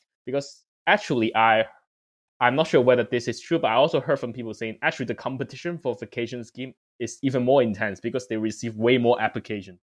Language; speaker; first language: English; non-native, local second language; Cantonese